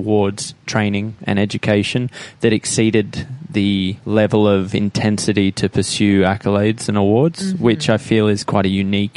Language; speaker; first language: English; native; English